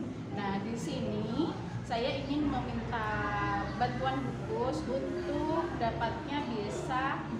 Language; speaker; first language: Indonesian; native; Indonesian